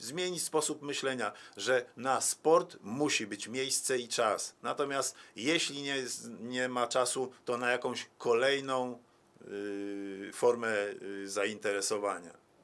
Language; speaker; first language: Polish; native; Polish